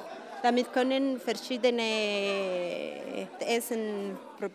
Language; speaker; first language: German; non-native, learner; Spanish